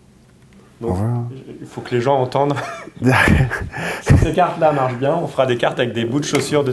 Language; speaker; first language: French; native; French